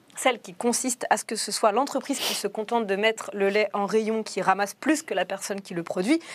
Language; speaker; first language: French; native; French